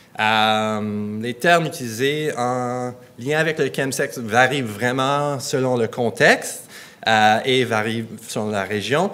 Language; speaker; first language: French; non-native, local second language; English